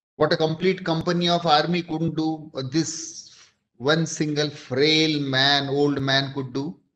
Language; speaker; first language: English; non-native, local second language; Marathi